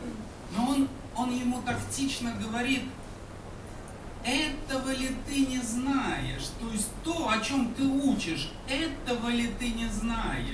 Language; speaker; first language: Polish; non-native, learner; Russian